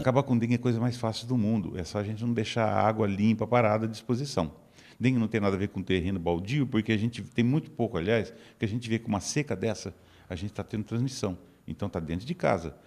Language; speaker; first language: Portuguese; native; Portuguese